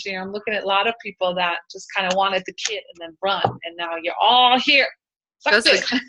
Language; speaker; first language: English; native; English